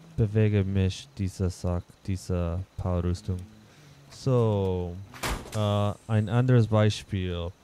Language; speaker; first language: German; non-native, learner; English